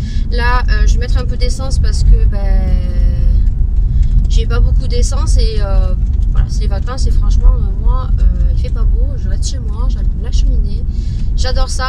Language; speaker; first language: French; native; French